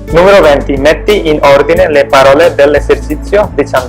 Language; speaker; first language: Italian; non-native, fluent; Bangla